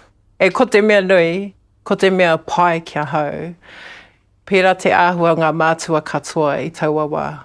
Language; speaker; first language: Māori; non-native, local second language; English